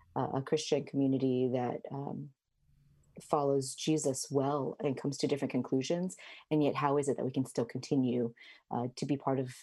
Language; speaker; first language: English; native; English